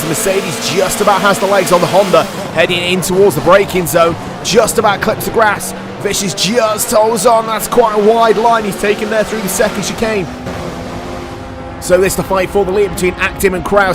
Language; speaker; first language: English; native; English